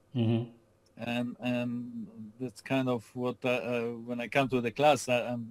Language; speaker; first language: English; non-native, fluent; Hebrew